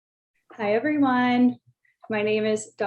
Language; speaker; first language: English; native; English